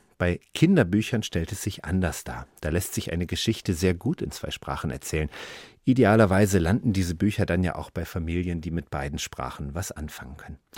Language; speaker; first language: German; native; German